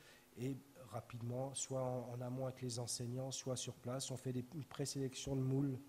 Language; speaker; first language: French; native; French